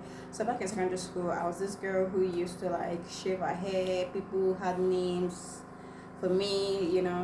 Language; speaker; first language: English; non-native, local second language; Igbo